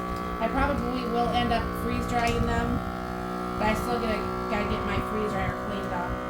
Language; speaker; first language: English; native; English